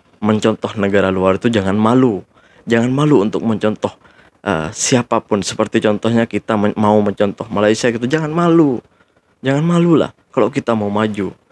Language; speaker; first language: Indonesian; native; Indonesian